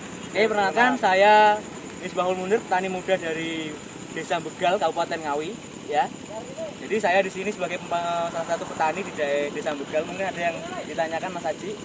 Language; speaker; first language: Indonesian; non-native, local second language; Javanese